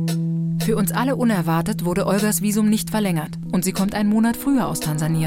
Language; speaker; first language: German; native; German